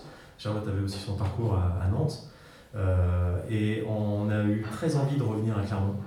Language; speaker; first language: French; native; French